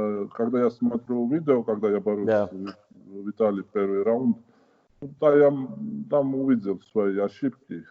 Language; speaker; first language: Russian; non-native, fluent; Georgian